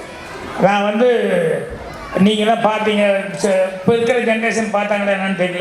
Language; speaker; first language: Tamil; native; Tamil